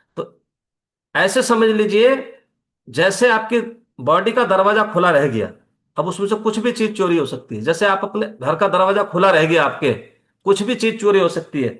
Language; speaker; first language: Hindi; native; Hindi